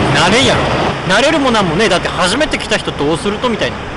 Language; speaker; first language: Japanese; native; Japanese